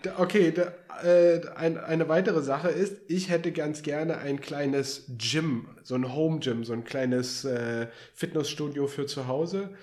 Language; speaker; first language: German; native; German